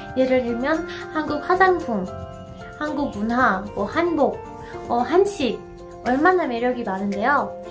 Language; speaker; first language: Korean; non-native, fluent; Persian